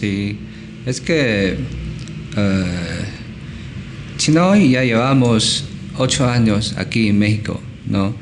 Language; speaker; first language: Spanish; non-native, learner; Chinese